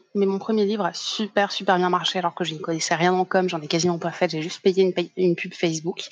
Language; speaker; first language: French; native; French